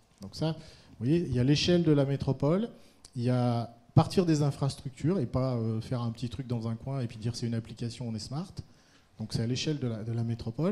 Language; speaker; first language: French; native; French